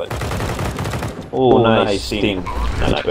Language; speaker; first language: English; non-native, learner; Spanish